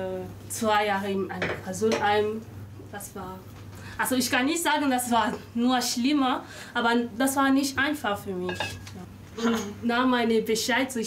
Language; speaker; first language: German; non-native, learner; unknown